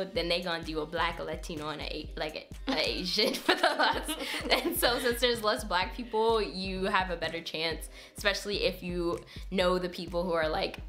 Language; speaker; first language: English; native; English